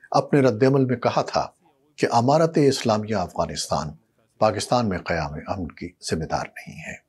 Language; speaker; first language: Urdu; native; Urdu